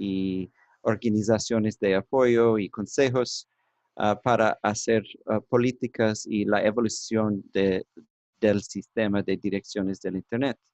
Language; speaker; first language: Spanish; non-native, learner; English